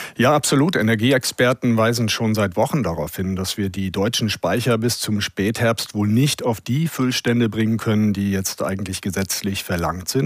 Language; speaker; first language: German; native; German